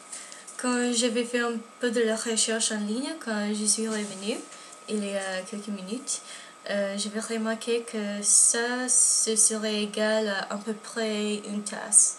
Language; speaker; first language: French; non-native, learner; English